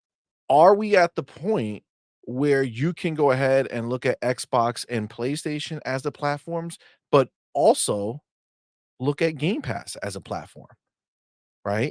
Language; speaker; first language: English; native; English